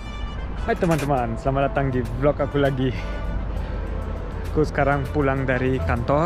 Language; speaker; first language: Indonesian; early bilingual, heritage; German